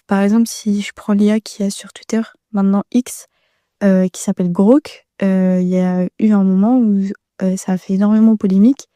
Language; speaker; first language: French; native; French